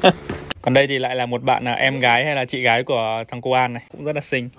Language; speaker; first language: Vietnamese; native; Vietnamese